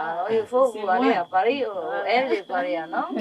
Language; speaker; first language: French; non-native, learner; Vietnamese